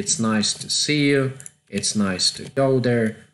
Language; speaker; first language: English; non-native, fluent; Polish